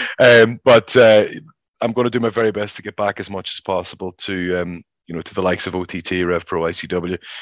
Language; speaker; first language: English; native; English